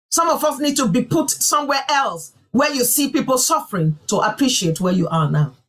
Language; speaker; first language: English; non-native, local second language; Yoruba